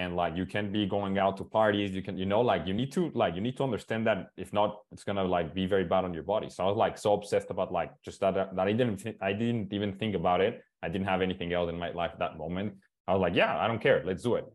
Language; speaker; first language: English; non-native, fluent; Spanish